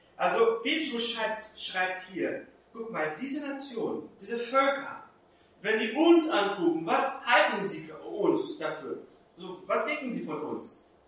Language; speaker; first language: German; non-native, fluent; Portuguese